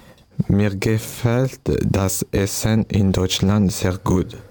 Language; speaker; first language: German; non-native, learner; French